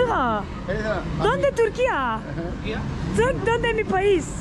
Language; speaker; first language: Spanish; non-native, learner; Turkish